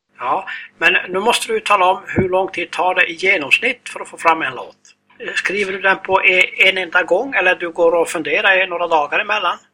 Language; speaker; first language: Swedish; native; Swedish